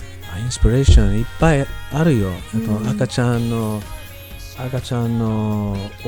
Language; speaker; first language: Japanese; non-native, learner; English